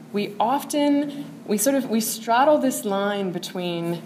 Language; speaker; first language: English; native; English